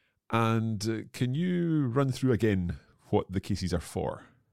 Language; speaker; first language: English; native; English